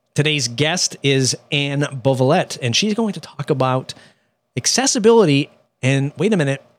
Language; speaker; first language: English; native; English